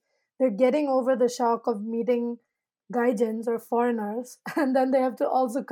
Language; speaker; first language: English; non-native, local second language; Malayalam